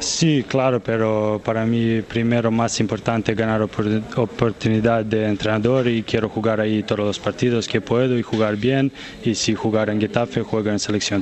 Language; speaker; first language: Spanish; non-native, learner; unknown